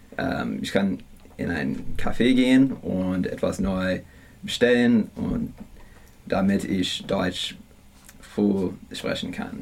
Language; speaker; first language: German; non-native, learner; English